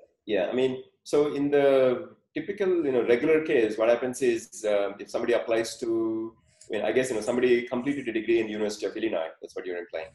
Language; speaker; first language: English; non-native, fluent; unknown